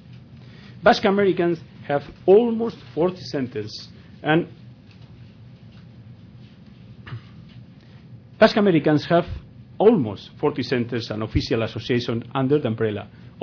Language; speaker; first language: English; non-native, fluent; Spanish